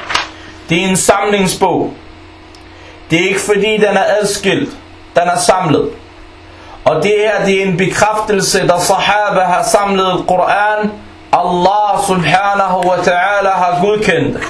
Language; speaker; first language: Danish; non-native, fluent; Arabic